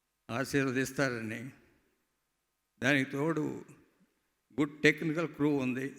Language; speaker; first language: Telugu; native; Telugu